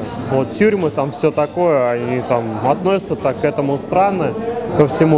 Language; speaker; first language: Russian; native; Russian